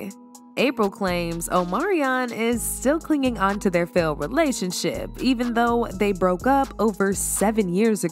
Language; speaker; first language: English; native; English